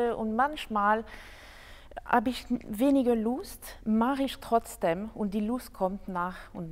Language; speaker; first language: German; non-native, fluent; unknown